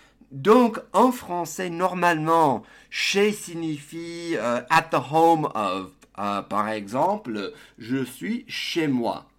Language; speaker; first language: French; non-native, fluent; English